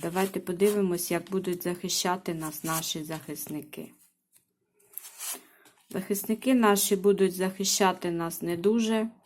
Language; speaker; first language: Ukrainian; native; Ukrainian